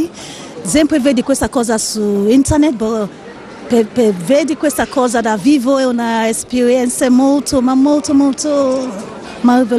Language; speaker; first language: Italian; non-native, learner; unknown